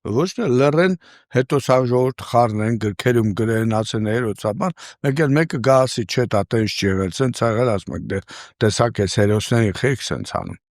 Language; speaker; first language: Armenian; native; Armenian